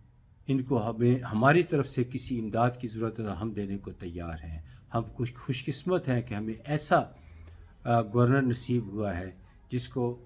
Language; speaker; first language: Urdu; native; Urdu